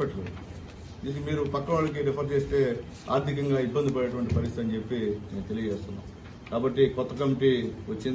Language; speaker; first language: Telugu; native; Telugu